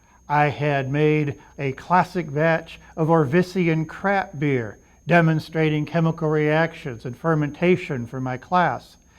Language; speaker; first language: English; native; English